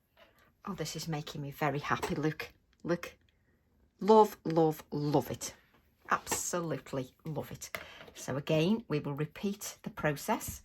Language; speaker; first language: English; native; English